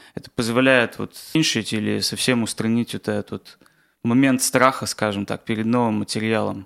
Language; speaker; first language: Russian; native; Russian